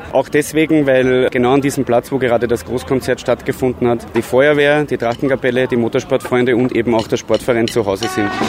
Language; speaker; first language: German; native; German